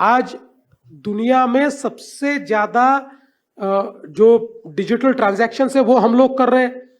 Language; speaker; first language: Hindi; non-native, local second language; Marathi